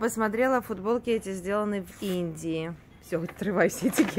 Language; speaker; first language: Russian; native; Russian